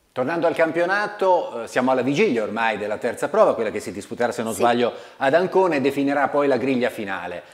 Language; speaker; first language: Italian; native; Italian